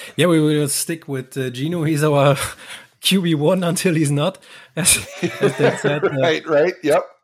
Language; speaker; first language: English; non-native, fluent; German